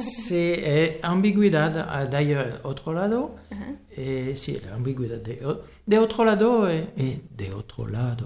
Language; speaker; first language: Spanish; non-native, learner; French